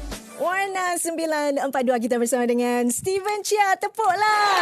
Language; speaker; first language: Malay; native; Malay